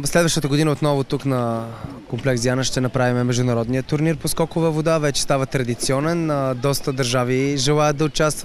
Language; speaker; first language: Bulgarian; native; Bulgarian